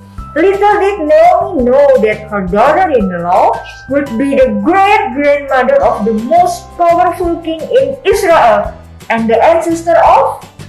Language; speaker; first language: English; non-native, fluent; Indonesian